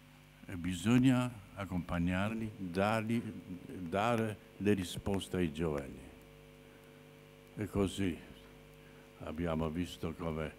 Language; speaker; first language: Italian; non-native, fluent; Polish